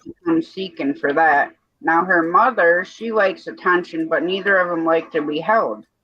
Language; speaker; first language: English; native; English